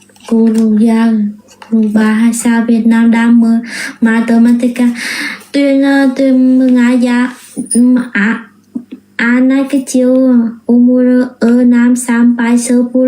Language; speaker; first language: Indonesian; non-native, learner; Vietnamese